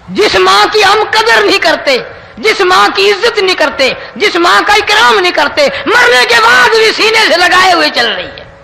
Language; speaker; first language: Urdu; non-native, local second language; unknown